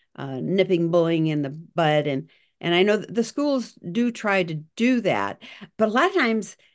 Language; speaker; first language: English; native; English